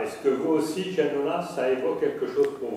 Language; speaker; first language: French; native; French